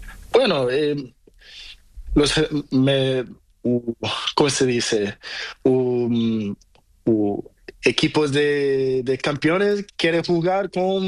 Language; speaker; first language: Spanish; non-native, learner; Portuguese